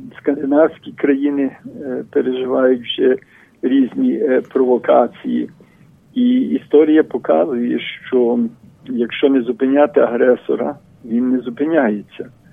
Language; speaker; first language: Ukrainian; early bilingual, heritage; Ukrainian